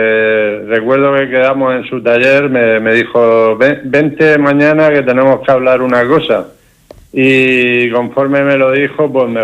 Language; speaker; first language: Spanish; native; Spanish